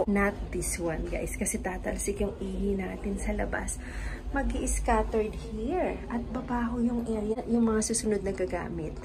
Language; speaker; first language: Filipino; native; Filipino